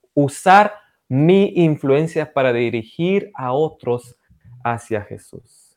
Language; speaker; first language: Spanish; non-native, fluent; Romanian